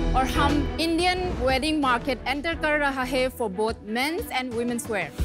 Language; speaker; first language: Hindi; non-native, local second language; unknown